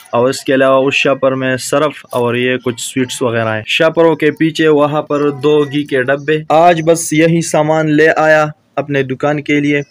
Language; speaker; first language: Urdu; non-native, local second language; Pashto